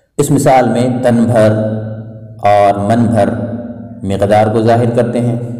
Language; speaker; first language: Urdu; native; Urdu